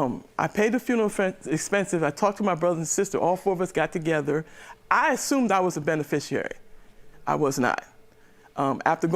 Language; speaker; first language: English; native; English